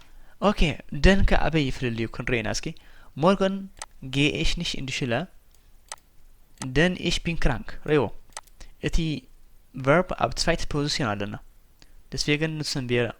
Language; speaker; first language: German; non-native, fluent; Tigrinya